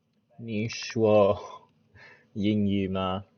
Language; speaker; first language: Chinese; non-native, learner; English